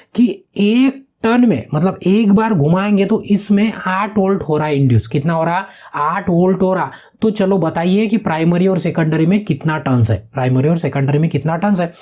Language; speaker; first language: Hindi; non-native, local second language; Marathi